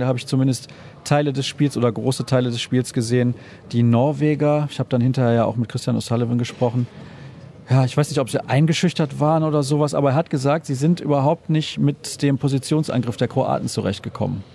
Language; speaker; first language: German; native; German